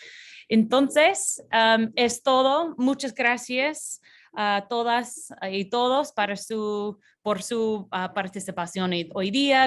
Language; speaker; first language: Spanish; non-native, fluent; English